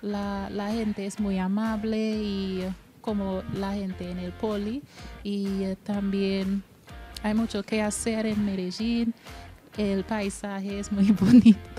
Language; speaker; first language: Spanish; non-native, fluent; English